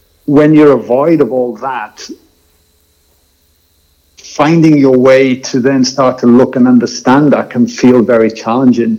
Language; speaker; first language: English; native; English